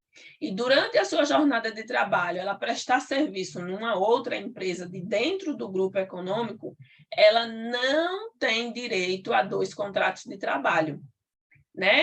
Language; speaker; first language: Portuguese; native; Portuguese